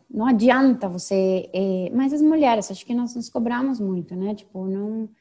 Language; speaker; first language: Portuguese; non-native, fluent; Spanish